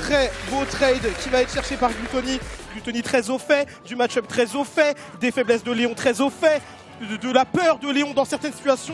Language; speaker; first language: French; native; French